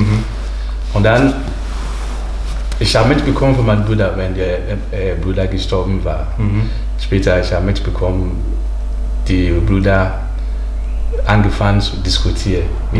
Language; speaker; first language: German; non-native, learner; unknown